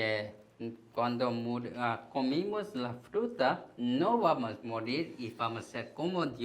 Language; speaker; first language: Spanish; non-native, learner; Korean